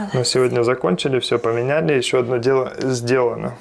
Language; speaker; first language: Russian; native; Russian